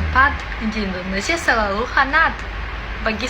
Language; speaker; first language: Indonesian; non-native, fluent; Russian